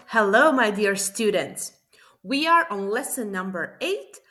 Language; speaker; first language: English; non-native, fluent; Latvian